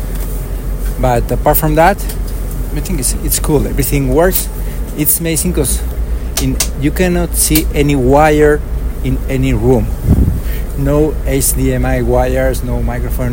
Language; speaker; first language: English; non-native, fluent; Spanish